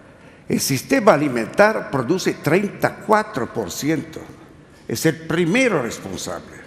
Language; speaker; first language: Spanish; non-native, learner; Italian